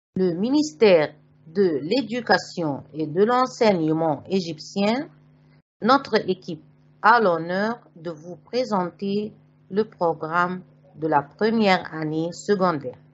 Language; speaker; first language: French; non-native, fluent; Arabic